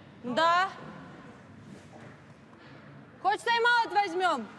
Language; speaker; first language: Russian; native; Russian